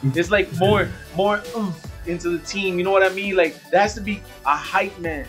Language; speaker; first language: English; early bilingual, other home language; Spanish